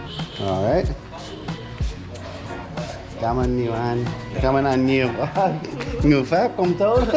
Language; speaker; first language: Vietnamese; non-native, learner; English